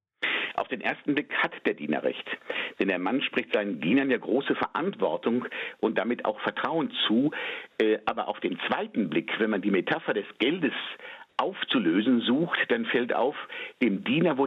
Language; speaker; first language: German; native; German